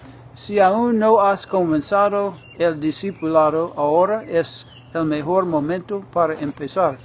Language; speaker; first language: Spanish; non-native, fluent; English